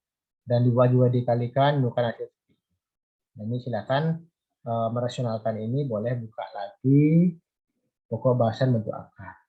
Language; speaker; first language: Indonesian; native; Indonesian